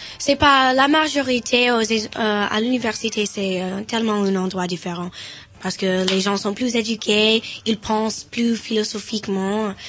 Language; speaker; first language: French; non-native, fluent; English